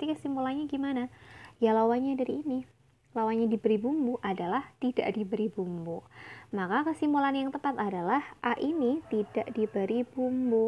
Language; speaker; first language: Indonesian; native; Indonesian